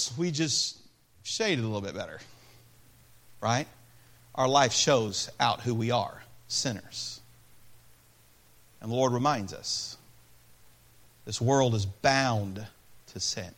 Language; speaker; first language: English; native; English